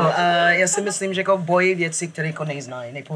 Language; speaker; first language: Czech; non-native, fluent; English